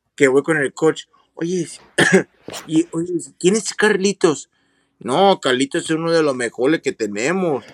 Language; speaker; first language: Spanish; early bilingual, heritage; Spanish